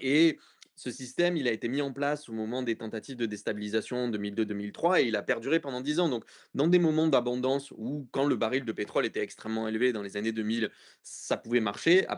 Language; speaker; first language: French; native; French